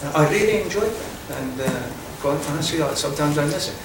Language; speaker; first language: English; non-native, fluent; Persian